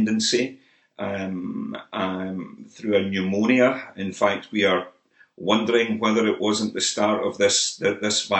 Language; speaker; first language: English; native; English